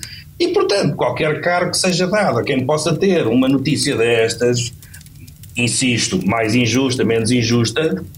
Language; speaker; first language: Portuguese; native; Portuguese